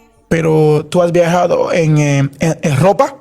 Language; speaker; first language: Spanish; non-native, learner; Haitian Creole